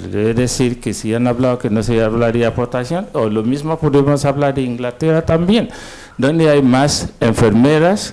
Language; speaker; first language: Spanish; non-native, fluent; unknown